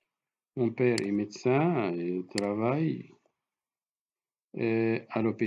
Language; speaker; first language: French; non-native, fluent; Arabic